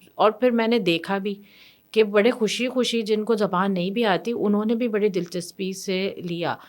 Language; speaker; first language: Urdu; native; Urdu